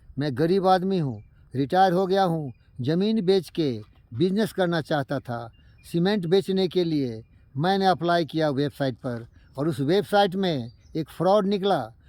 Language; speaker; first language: Hindi; native; Hindi